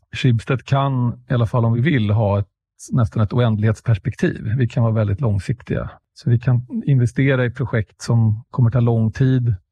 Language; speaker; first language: Swedish; native; Swedish